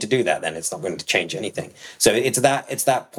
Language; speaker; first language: English; native; English